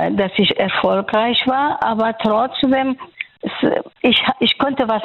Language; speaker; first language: German; non-native, fluent; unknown